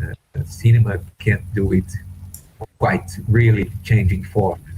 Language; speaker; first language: English; non-native, fluent; Portuguese